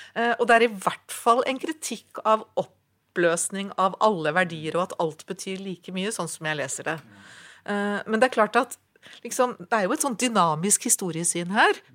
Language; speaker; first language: Norwegian; native; Norwegian